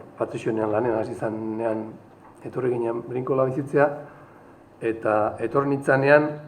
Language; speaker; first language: Basque; native; Basque